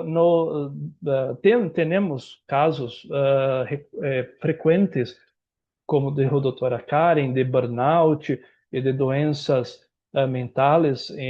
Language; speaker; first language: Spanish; non-native, learner; Portuguese